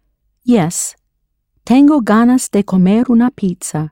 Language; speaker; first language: Spanish; non-native, fluent; English